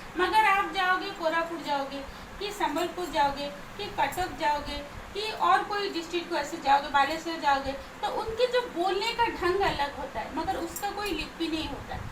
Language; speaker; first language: Hindi; non-native, local second language; Odia